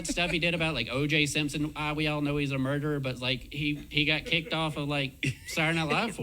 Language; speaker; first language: English; native; English